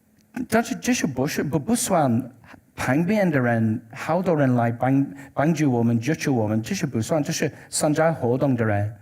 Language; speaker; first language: Chinese; non-native, learner; English